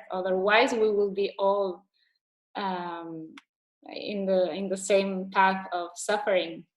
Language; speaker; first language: English; non-native, fluent; Catalan